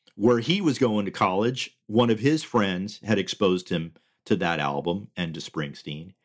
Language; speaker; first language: English; early bilingual, other home language; Spanish